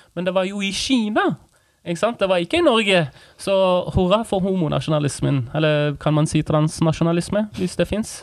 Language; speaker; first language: Norwegian; non-native, fluent; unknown